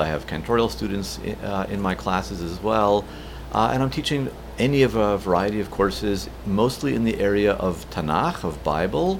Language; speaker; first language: English; native; English